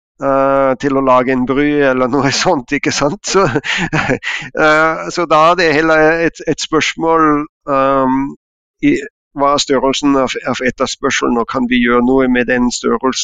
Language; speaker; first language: Norwegian; non-native, fluent; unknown